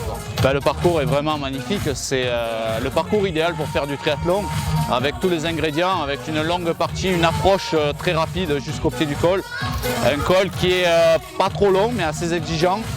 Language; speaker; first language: French; native; French